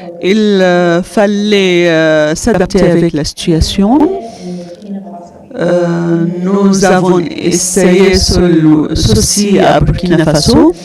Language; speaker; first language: French; non-native, fluent; Arabic